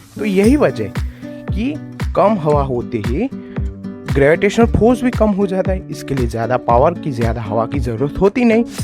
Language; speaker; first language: Hindi; non-native, local second language; Gujarati